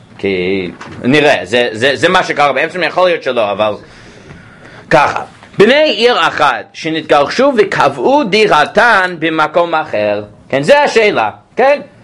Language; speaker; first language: Hebrew; non-native, fluent; English